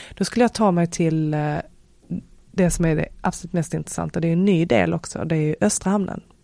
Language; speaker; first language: Swedish; native; Swedish